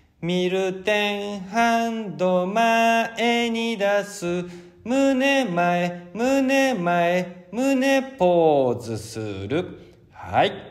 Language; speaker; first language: Japanese; native; Japanese